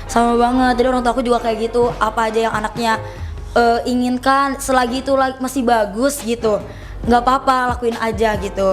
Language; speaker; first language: Indonesian; native; Indonesian